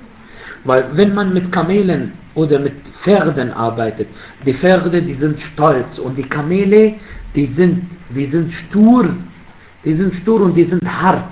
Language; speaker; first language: German; non-native, fluent; Arabic